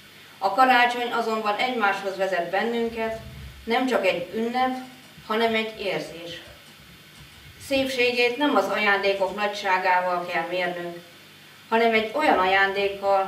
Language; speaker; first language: Hungarian; native; Hungarian